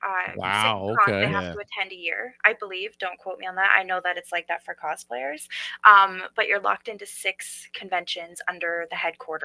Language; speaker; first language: English; native; English